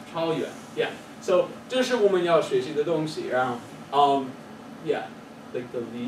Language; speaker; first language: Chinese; non-native, fluent; English